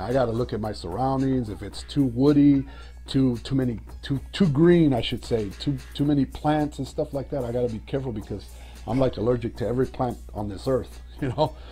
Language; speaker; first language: English; early bilingual, other home language; Spanish